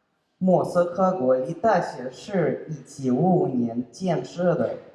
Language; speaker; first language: Chinese; non-native, learner; Russian